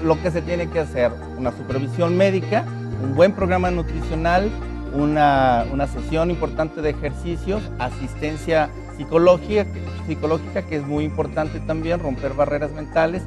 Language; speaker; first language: Spanish; native; Spanish